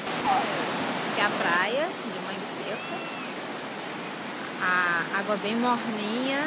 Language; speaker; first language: Portuguese; native; Portuguese